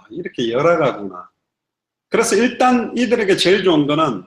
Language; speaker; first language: Korean; native; Korean